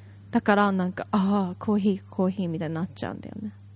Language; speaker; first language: Japanese; native; Japanese